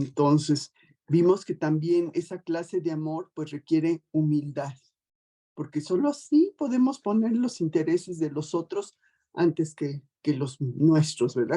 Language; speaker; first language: Spanish; native; Spanish